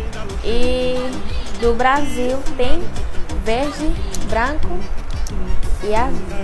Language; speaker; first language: Portuguese; non-native, fluent; Spanish